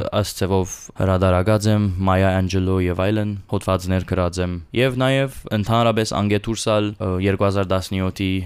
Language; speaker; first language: Armenian; early bilingual, heritage; Armenian